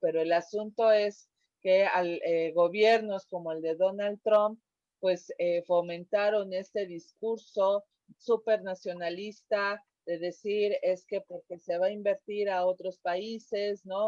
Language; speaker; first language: Spanish; native; Spanish